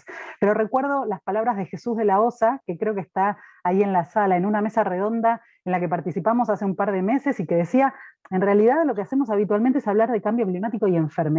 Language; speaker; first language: Spanish; native; Spanish